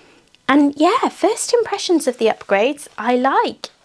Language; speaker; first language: English; native; English